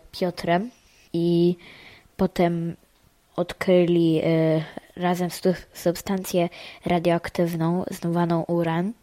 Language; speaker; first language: Polish; early bilingual, heritage; Polish